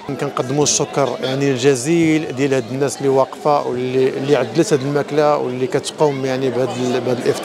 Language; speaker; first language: Arabic; native; Arabic